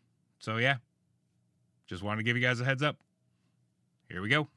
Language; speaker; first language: English; native; English